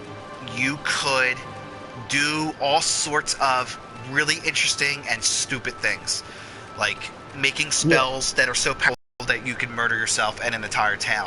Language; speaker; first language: English; native; English